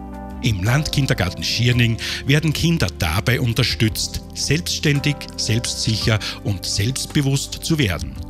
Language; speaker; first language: German; native; German